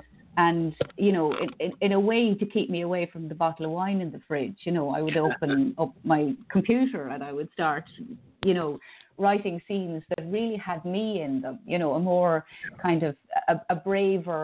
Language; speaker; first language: English; native; English